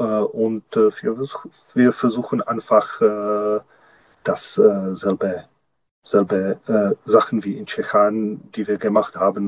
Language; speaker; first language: German; non-native, learner; Czech